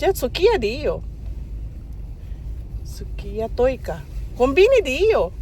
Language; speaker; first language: Japanese; non-native, fluent; Filipino